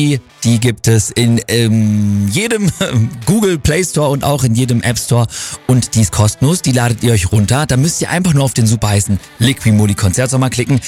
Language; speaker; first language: German; native; German